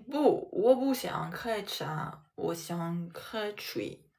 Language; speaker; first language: Chinese; non-native, learner; French